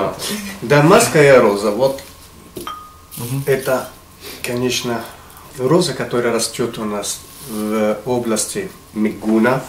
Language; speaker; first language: Russian; non-native, fluent; Arabic